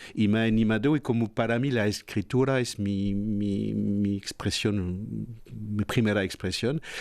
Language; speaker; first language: Spanish; non-native, fluent; French